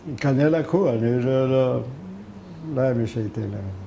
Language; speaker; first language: Hebrew; non-native, fluent; Hungarian